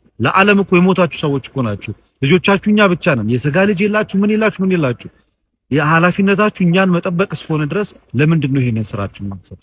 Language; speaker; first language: Amharic; native; Amharic